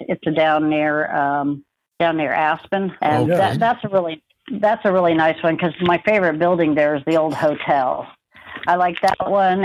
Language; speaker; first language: English; native; English